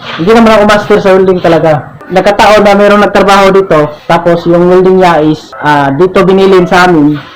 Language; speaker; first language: Filipino; non-native, local second language; Cebuano